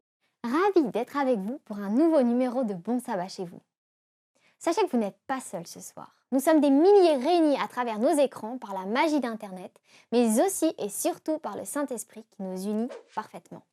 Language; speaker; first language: French; native; French